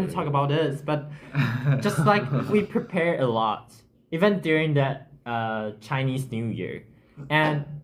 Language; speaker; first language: English; non-native, learner; Chinese